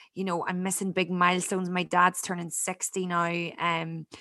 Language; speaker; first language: English; native; English